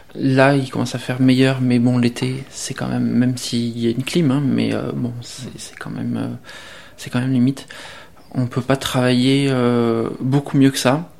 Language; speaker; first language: French; native; French